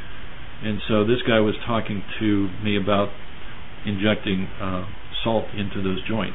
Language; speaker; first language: English; native; English